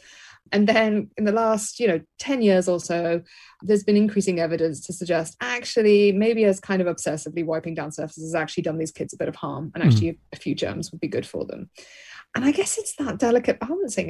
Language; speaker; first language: English; native; English